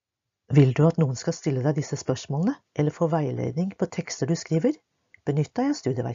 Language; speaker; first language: Norwegian; native; Norwegian